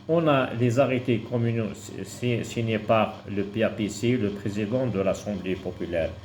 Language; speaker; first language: French; non-native, local second language; Arabic